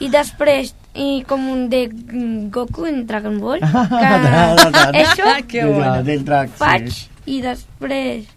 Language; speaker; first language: Catalan; non-native, learner; Urdu